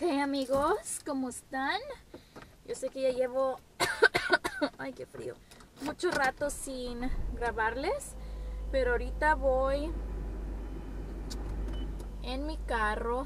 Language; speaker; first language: Spanish; early bilingual, heritage; Spanish